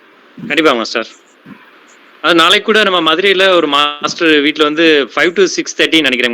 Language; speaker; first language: Tamil; native; Tamil